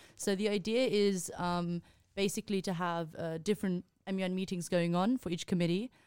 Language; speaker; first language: English; non-native, fluent; Spanish